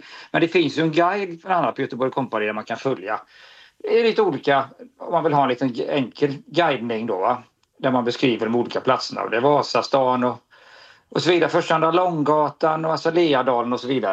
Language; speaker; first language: Swedish; native; Swedish